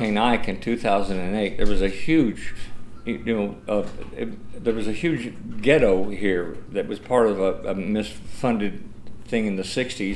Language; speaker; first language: English; native; English